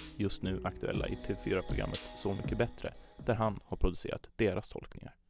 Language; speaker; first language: Swedish; native; Swedish